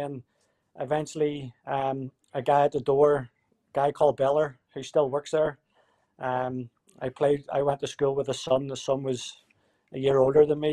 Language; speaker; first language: English; native; English